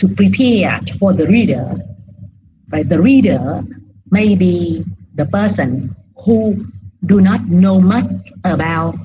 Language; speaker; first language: English; non-native, fluent; Vietnamese